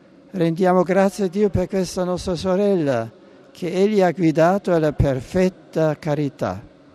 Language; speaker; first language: Italian; non-native, fluent; German